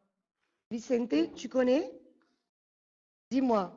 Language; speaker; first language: French; non-native, fluent; Spanish